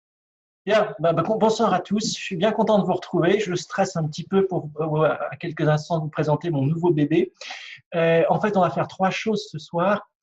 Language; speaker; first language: French; native; French